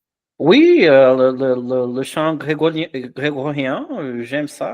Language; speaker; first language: French; non-native, fluent; Portuguese